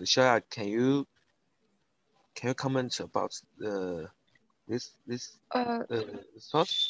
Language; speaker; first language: English; non-native, learner; Chinese